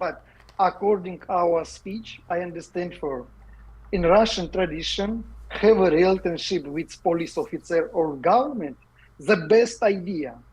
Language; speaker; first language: English; non-native, learner; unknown